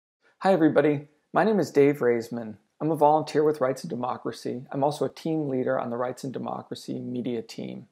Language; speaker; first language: English; native; English